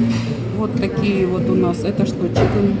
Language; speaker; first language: Russian; native; Russian